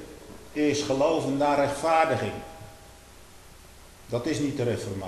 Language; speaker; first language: Dutch; native; Dutch